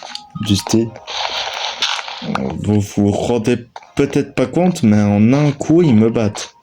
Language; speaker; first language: French; native; French